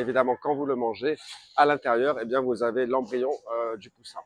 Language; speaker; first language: French; native; French